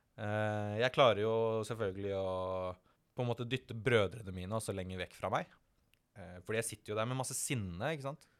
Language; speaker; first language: Norwegian; early bilingual, other home language; Tamil